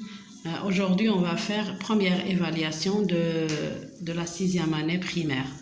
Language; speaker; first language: French; non-native, local second language; Arabic